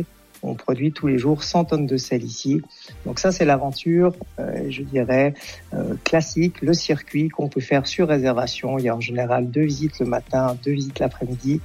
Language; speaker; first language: French; native; French